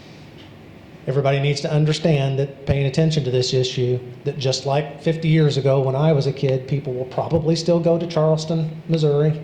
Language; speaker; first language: English; native; English